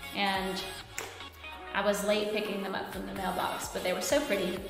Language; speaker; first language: English; native; English